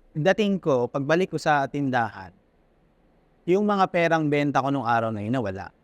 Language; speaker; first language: Filipino; native; Filipino